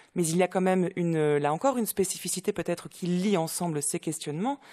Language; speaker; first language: French; native; French